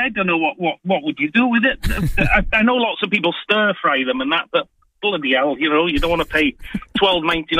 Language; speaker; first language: English; non-native, local second language; Welsh